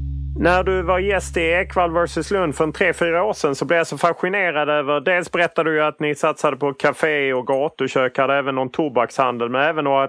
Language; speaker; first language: Swedish; native; Swedish